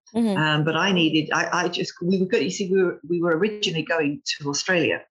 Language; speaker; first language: English; native; English